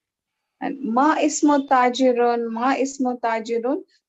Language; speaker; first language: Arabic; non-native, learner; English